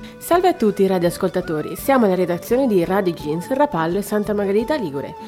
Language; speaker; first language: Italian; native; Italian